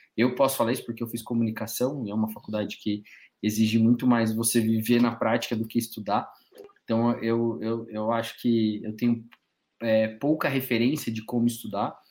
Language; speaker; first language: Portuguese; native; Portuguese